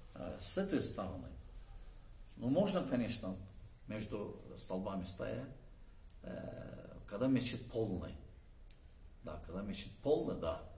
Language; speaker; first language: Russian; non-native, learner; Azerbaijani